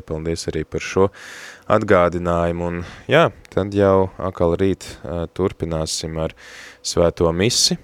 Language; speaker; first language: Latvian; native; Latvian